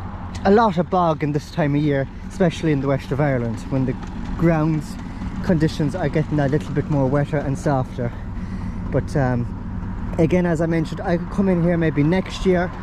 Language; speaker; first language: English; native; English